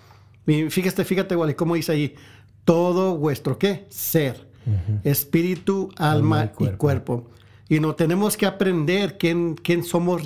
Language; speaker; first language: Spanish; early bilingual, heritage; Spanish